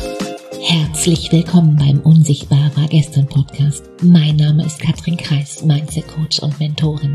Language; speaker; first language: German; native; German